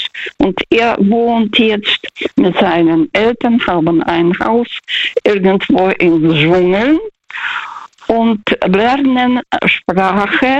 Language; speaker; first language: German; early bilingual, heritage; Russian